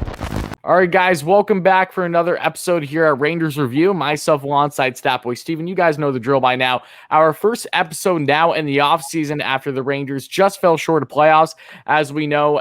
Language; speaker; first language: English; native; English